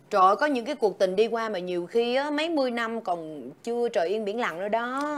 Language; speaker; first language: Vietnamese; native; Vietnamese